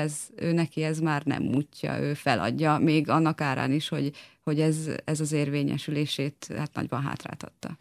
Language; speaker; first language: Hungarian; native; Hungarian